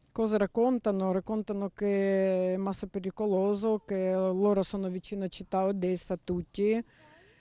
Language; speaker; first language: Italian; non-native, learner; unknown